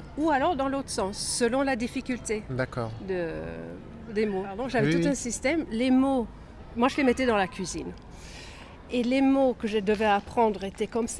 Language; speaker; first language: French; non-native, fluent; Swedish